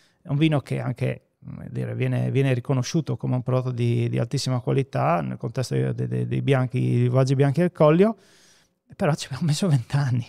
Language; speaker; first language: Italian; native; Italian